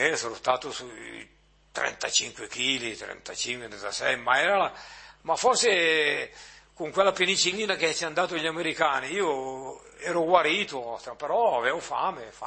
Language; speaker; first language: Italian; native; Italian